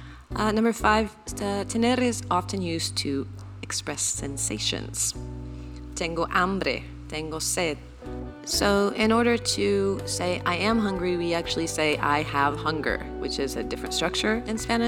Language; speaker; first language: English; native; English